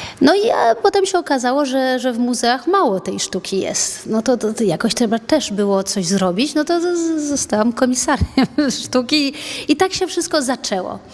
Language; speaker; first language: Polish; early bilingual, heritage; French